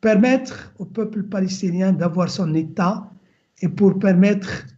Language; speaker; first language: French; non-native, local second language; Arabic